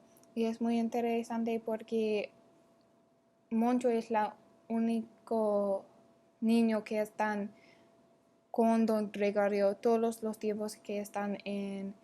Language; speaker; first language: Spanish; non-native, learner; English